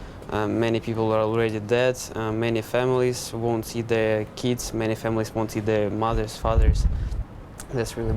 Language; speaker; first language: English; non-native, fluent; Ukrainian